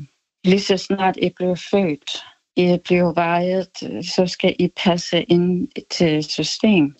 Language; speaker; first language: Danish; non-native, local second language; Kalaallisut